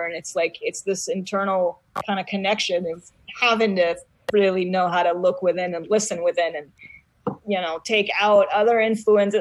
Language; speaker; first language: English; non-native, fluent; Hebrew